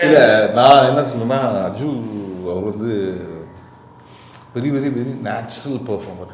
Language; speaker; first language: Tamil; native; Tamil